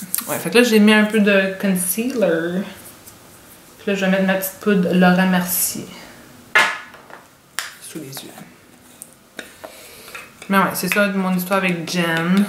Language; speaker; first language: French; native; French